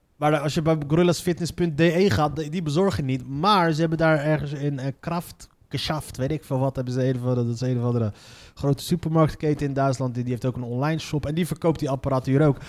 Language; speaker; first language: Dutch; native; Dutch